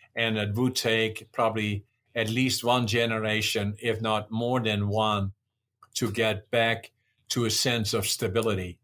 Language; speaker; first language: English; non-native, fluent; Dutch